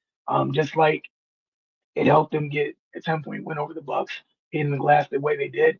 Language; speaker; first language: English; native; English